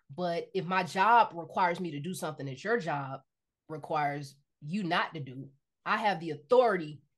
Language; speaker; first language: English; native; English